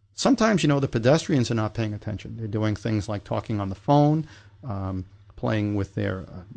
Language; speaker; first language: English; native; English